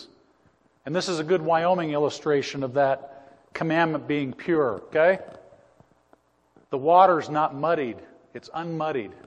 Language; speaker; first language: English; native; English